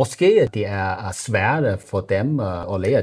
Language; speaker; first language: Danish; non-native, learner; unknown